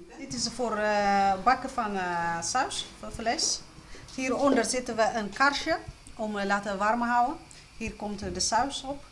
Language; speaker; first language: Dutch; non-native, learner; Amharic